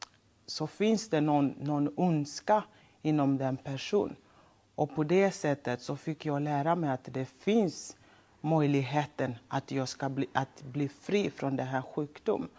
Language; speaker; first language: Swedish; non-native, local second language; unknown